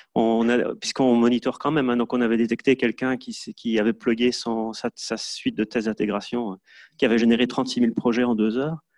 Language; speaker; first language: French; native; French